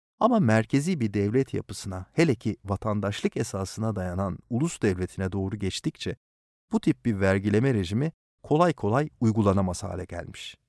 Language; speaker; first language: Turkish; native; Turkish